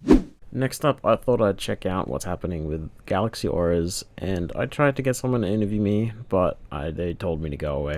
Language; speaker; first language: English; native; English